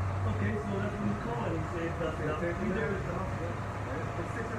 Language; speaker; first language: English; native; English